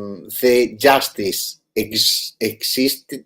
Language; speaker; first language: English; non-native, learner; Italian